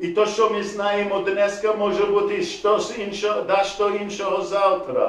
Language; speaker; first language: Ukrainian; non-native, learner; English